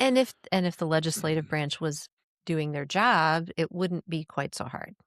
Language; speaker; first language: English; native; English